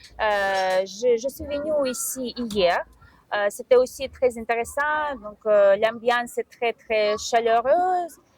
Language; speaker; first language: French; non-native, fluent; Russian